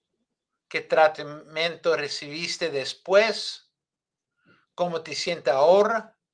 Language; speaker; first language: Spanish; non-native, learner; English